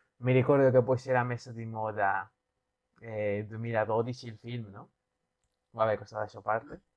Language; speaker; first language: Italian; non-native, fluent; Spanish